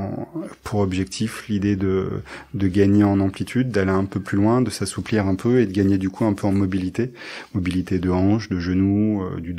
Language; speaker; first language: French; native; French